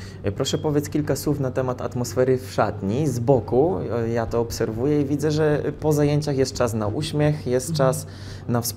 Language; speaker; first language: Polish; native; Polish